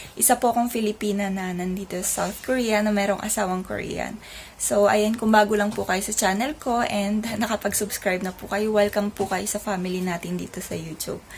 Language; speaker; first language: Filipino; native; Filipino